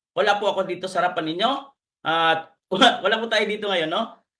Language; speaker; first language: Filipino; non-native, local second language; Cebuano